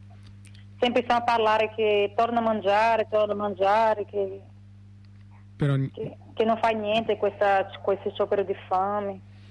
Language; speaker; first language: Italian; non-native, learner; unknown